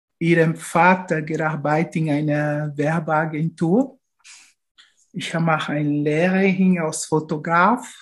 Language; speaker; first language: German; non-native, fluent; Portuguese